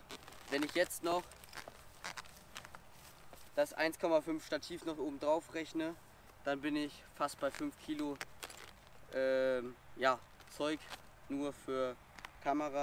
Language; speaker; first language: German; native; German